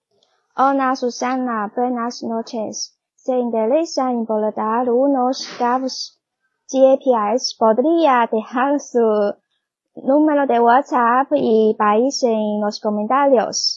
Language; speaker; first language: Spanish; non-native, learner; Chinese